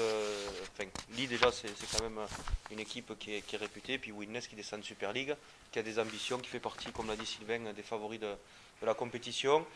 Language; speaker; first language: French; native; French